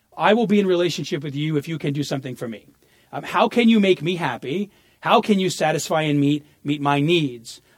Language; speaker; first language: English; early bilingual, other home language; Italian